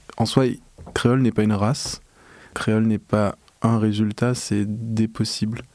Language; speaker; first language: French; native; French